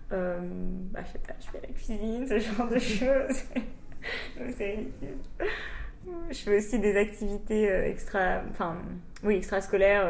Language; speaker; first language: French; native; French